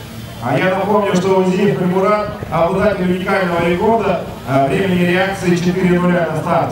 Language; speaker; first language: Russian; native; Russian